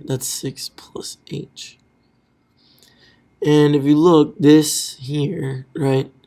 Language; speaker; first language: English; native; English